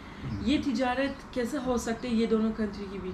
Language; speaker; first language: Hindi; non-native, learner; Turkish